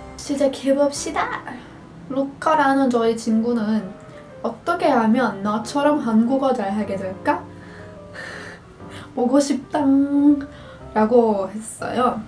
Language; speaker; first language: Korean; non-native, fluent; Portuguese